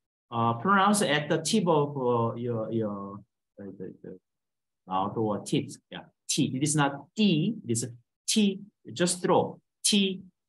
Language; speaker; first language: English; non-native, fluent; Korean